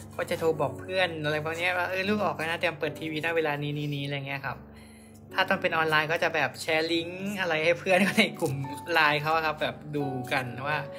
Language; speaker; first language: Thai; native; Thai